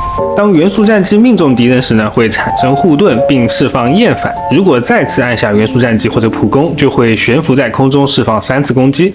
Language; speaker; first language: Chinese; native; Chinese